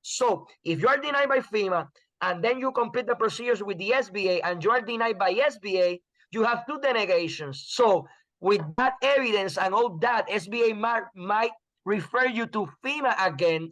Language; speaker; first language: English; non-native, fluent; Spanish